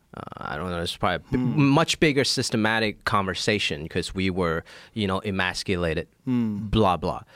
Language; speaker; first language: English; non-native, local second language; Cantonese